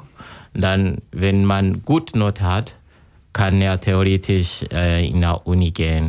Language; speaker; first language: German; non-native, learner; Kinyarwanda